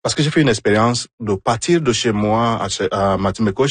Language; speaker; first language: French; non-native, fluent; Igbo